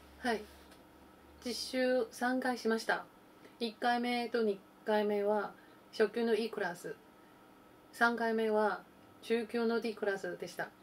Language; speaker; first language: Japanese; non-native, fluent; Chinese